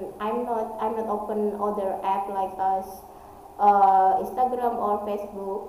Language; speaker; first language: English; non-native, learner; Indonesian